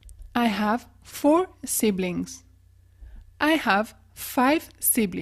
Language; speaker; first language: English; non-native, fluent; French